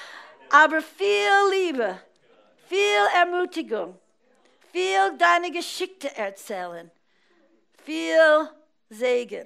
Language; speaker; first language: German; non-native, fluent; English